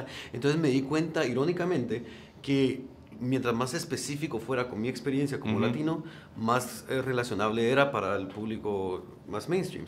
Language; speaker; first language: Spanish; early bilingual, heritage; Spanish